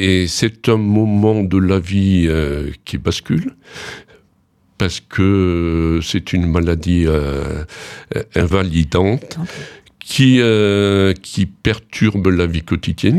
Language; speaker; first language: French; native; French